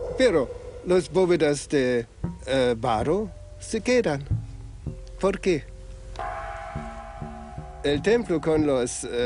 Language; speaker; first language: Spanish; non-native, fluent; German